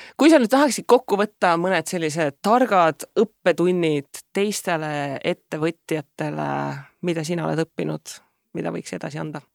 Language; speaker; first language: Estonian; native; Estonian